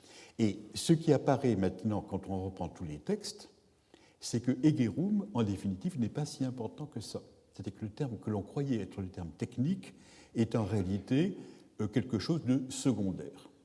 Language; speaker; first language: French; native; French